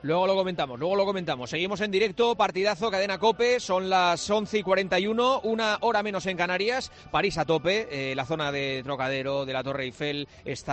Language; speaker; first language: Spanish; native; Spanish